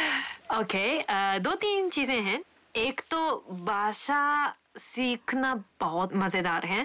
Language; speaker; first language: Hindi; non-native, fluent; Japanese